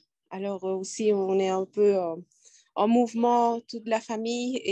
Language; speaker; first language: French; non-native, fluent; Quechua